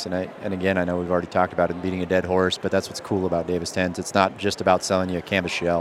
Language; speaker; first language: English; native; English